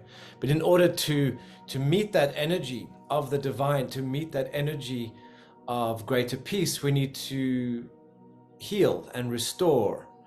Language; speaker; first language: English; native; English